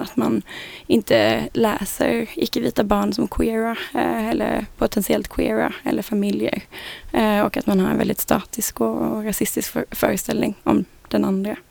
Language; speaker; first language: Swedish; native; Swedish